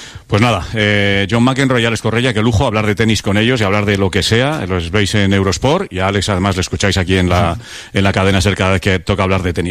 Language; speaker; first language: Spanish; native; Spanish